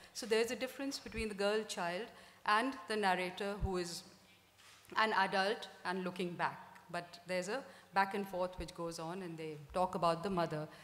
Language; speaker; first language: English; non-native, local second language; Hindi